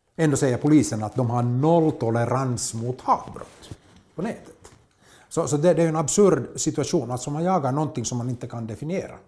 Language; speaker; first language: Swedish; native; Swedish